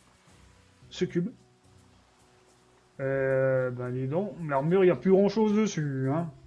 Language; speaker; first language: French; native; French